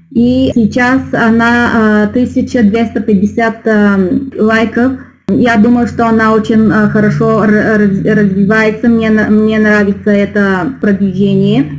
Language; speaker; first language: Russian; non-native, learner; Bulgarian